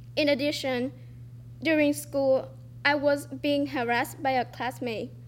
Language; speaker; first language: English; non-native, fluent; Vietnamese